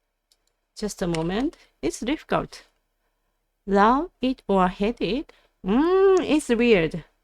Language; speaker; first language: English; non-native, learner; Japanese